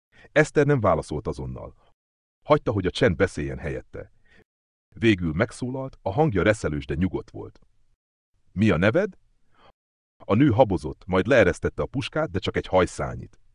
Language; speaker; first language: Hungarian; native; Hungarian